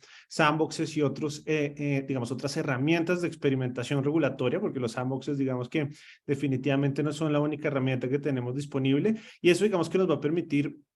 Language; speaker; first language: Spanish; native; Spanish